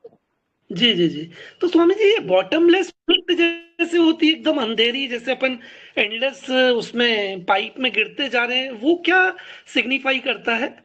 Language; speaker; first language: Hindi; native; Hindi